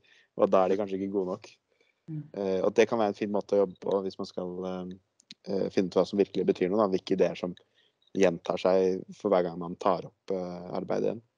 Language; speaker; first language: Norwegian; native; Norwegian